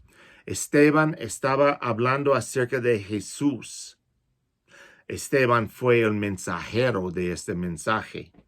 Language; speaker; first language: Spanish; non-native, fluent; English